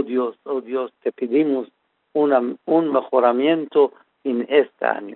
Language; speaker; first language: Spanish; non-native, fluent; Persian